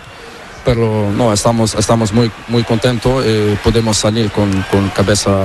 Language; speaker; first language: Spanish; non-native, learner; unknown